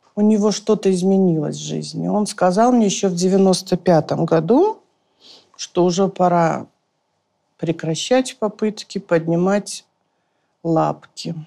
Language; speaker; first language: Russian; native; Russian